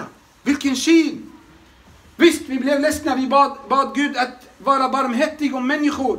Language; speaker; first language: Swedish; non-native, fluent; Arabic